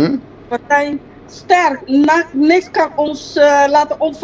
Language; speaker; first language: Dutch; non-native, local second language; Papiamento